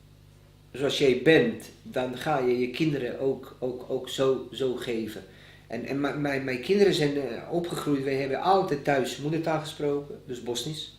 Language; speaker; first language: Dutch; non-native, fluent; Bosnian